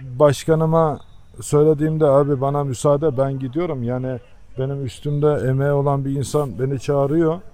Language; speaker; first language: Turkish; early bilingual, heritage; Turkish